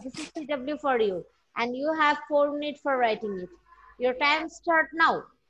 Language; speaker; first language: English; non-native, local second language; Bangla